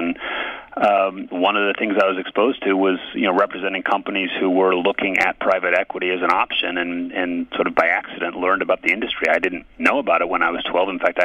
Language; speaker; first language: English; native; English